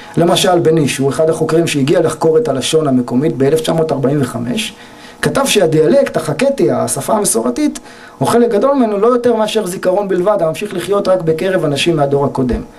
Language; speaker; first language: Hebrew; native; Hebrew